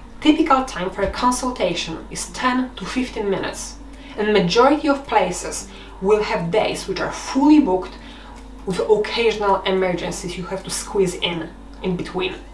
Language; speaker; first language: English; non-native, fluent; Polish